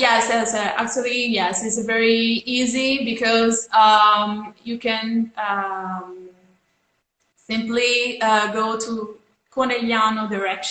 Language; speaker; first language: English; non-native, fluent; Italian